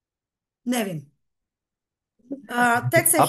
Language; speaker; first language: Czech; non-native, fluent; Bulgarian